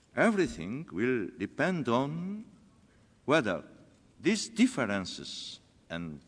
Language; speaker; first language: English; non-native, fluent; Polish